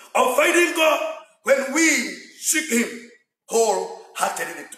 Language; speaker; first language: English; non-native, local second language; Swahili